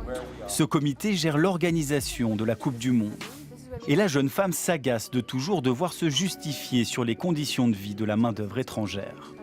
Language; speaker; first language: French; native; French